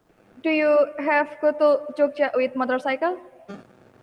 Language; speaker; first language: English; non-native, learner; Indonesian